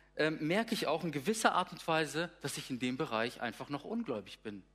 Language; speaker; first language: German; native; German